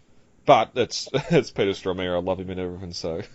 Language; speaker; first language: English; native; English